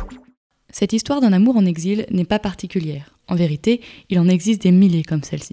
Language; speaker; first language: French; native; French